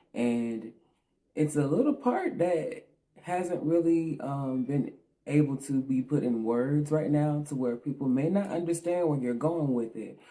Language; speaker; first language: English; native; English